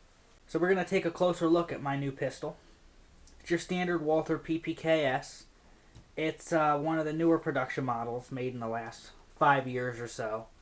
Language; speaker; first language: English; native; English